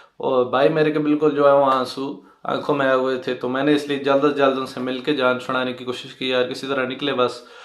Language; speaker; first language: Hindi; non-native, local second language; Punjabi